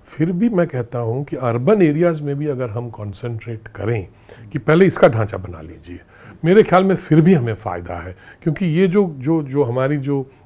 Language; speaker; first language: Hindi; native; Hindi